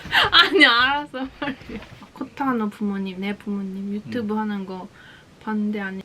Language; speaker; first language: Korean; native; Korean